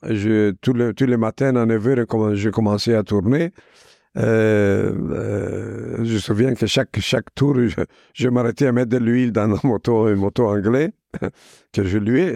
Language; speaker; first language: French; non-native, fluent; Italian